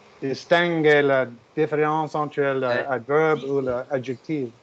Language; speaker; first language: French; non-native, learner; English